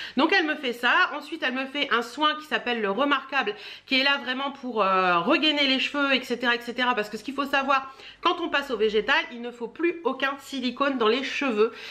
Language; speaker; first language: French; native; French